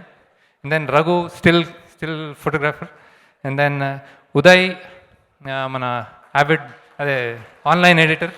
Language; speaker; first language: Telugu; native; Telugu